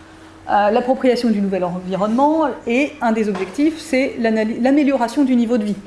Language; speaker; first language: French; native; French